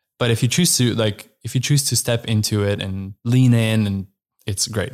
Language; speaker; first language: English; non-native, fluent; Slovenian